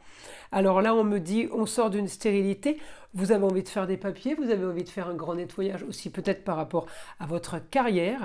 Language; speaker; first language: French; native; French